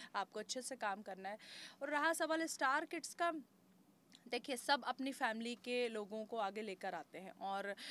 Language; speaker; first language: Hindi; native; Hindi